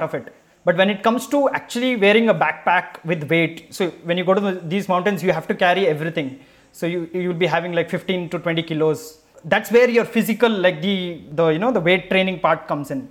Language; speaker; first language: English; non-native, local second language; Kannada